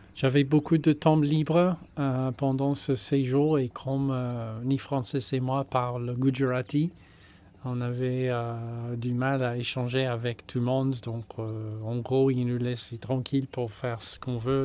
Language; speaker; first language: French; non-native, fluent; English